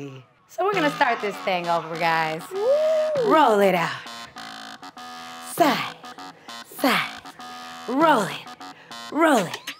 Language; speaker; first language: English; native; English